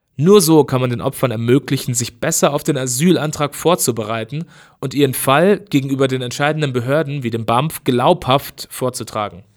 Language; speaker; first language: German; native; German